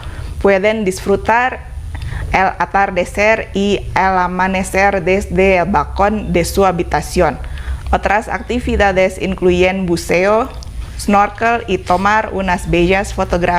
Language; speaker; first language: Spanish; non-native, fluent; Indonesian